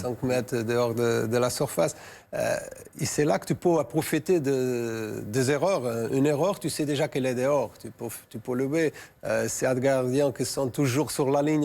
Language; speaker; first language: French; non-native, fluent; Portuguese